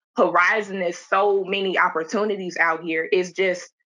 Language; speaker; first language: English; native; English